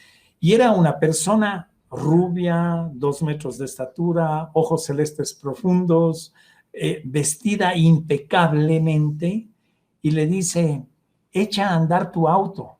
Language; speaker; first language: Spanish; native; Spanish